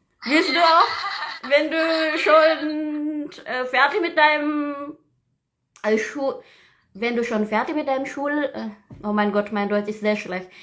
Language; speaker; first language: German; non-native, learner; Indonesian